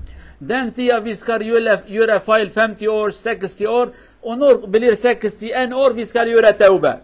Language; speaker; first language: Swedish; non-native, learner; Kurdish